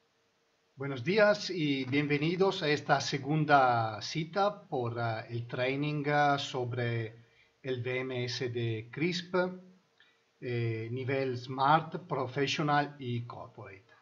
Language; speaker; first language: Spanish; non-native, fluent; Italian